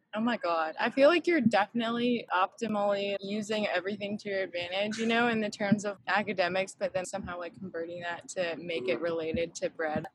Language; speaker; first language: English; native; English